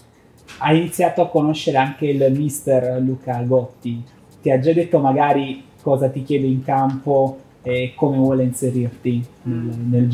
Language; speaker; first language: Italian; native; Italian